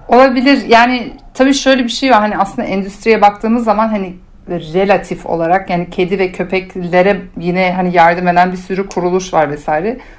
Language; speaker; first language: Turkish; early bilingual, heritage; Turkish